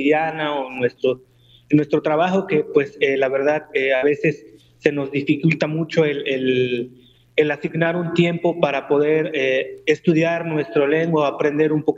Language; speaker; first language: Spanish; non-native, local second language; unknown